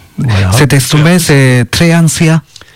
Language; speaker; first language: French; non-native, learner; Bangla